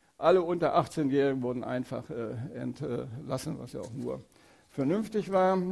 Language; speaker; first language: German; native; German